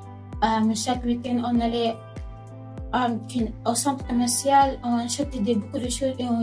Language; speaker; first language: French; non-native, learner; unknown